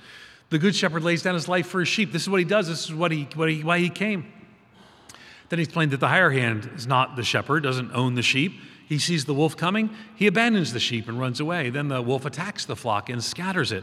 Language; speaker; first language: English; native; English